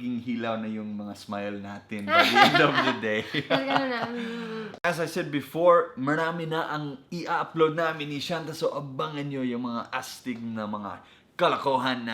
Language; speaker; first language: Filipino; non-native, fluent; English